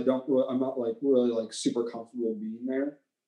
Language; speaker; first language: English; native; English